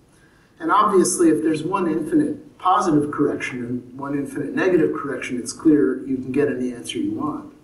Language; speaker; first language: English; native; English